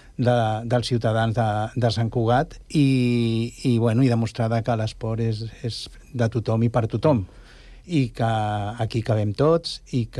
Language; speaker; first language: Catalan; native; Catalan